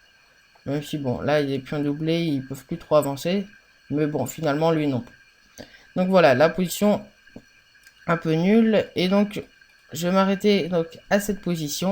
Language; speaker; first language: French; native; French